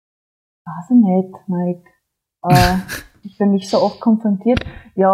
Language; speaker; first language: German; non-native, fluent; English